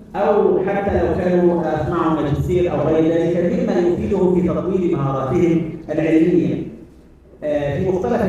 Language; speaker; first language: Arabic; native; Arabic